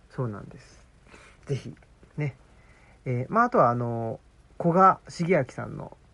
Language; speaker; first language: Japanese; native; Japanese